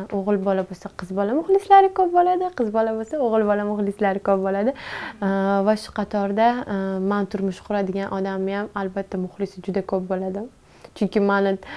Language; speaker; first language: Uzbek; non-native, local second language; Tajik